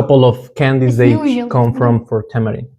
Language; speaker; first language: English; non-native, learner; Spanish